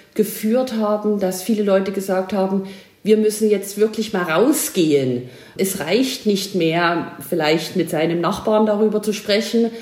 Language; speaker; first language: German; native; German